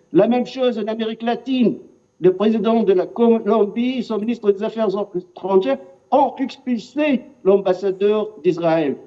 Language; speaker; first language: French; non-native, fluent; Arabic